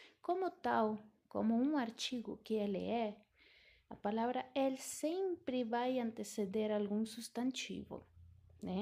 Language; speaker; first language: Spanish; non-native, fluent; Portuguese